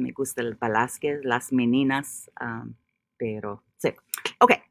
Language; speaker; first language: Spanish; non-native, fluent; English